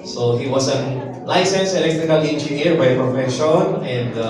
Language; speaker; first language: English; non-native, local second language; Filipino